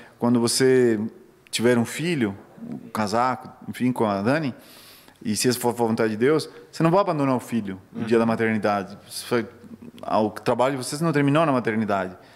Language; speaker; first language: Portuguese; non-native, fluent; Spanish